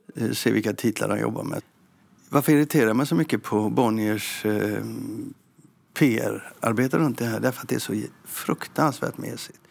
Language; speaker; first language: Swedish; native; Swedish